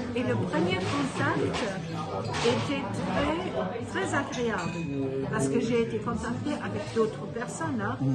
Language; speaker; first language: French; non-native, fluent; German